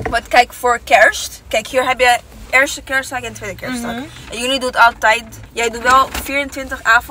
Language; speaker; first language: Dutch; non-native, learner; Italian